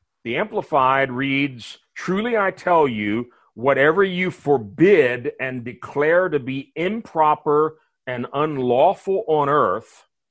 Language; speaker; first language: English; native; English